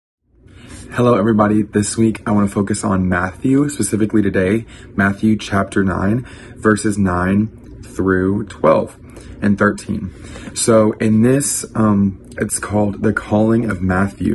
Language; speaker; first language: English; native; English